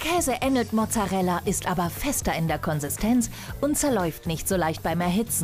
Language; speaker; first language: German; native; German